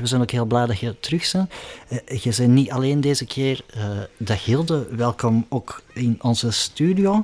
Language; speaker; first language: Dutch; native; Dutch